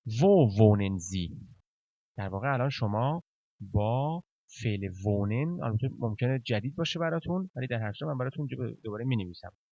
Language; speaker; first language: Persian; native; Persian